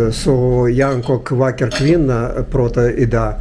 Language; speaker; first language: Swedish; non-native, learner; Russian